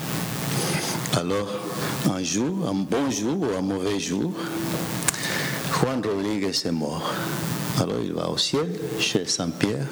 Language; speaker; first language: French; non-native, fluent; Spanish